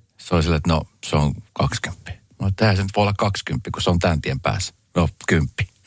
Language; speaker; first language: Finnish; early bilingual, other home language; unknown